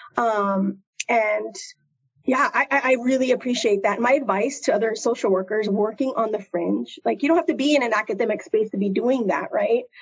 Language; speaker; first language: English; native; English